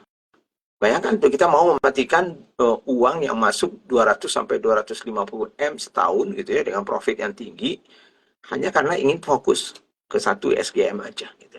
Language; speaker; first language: Indonesian; native; Indonesian